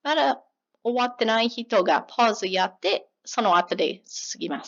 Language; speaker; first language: Japanese; non-native, learner; English